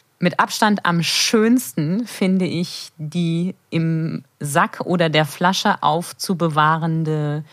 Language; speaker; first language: German; native; German